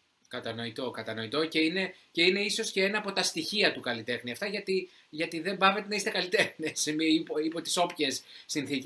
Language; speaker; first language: Greek; native; Greek